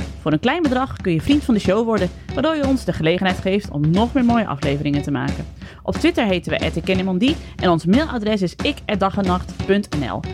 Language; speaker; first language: Dutch; native; Dutch